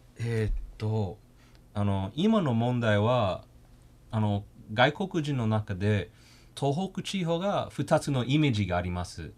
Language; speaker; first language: Japanese; non-native, fluent; English